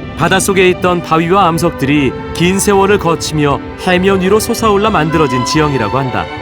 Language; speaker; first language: Korean; native; Korean